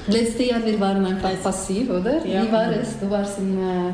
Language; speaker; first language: German; non-native, learner; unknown